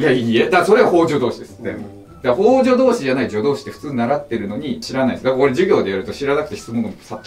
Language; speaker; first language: Japanese; native; Japanese